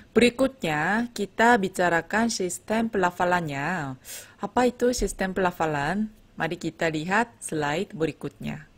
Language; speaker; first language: Indonesian; non-native, fluent; Korean